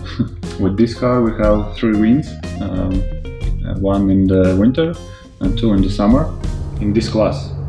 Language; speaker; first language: English; non-native, learner; Latvian